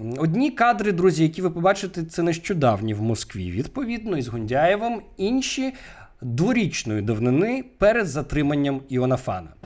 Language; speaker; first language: Ukrainian; native; Ukrainian